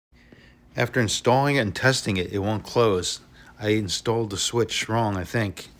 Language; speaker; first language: English; native; English